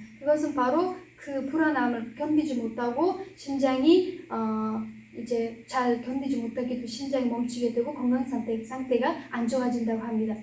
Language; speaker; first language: Korean; non-native, fluent; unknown